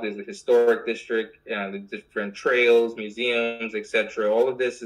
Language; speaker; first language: English; native; English